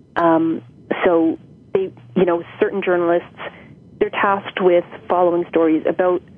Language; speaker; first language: English; native; English